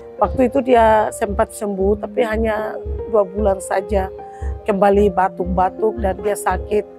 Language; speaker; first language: Indonesian; non-native, local second language; Tetum